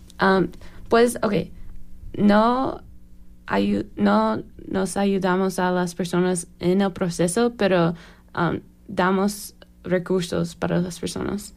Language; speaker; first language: Spanish; non-native, learner; English